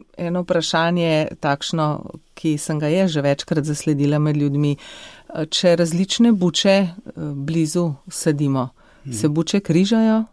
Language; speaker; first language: Slovenian; native; Slovenian